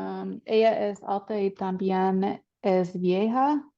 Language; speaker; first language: Spanish; non-native, learner; English